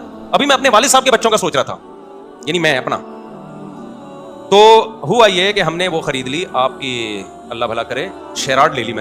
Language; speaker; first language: Urdu; native; Urdu